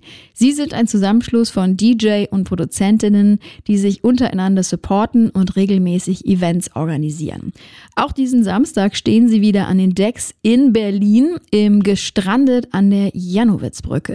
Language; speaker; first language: German; native; German